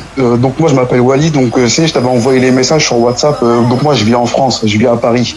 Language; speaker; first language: French; non-native, local second language; Wolof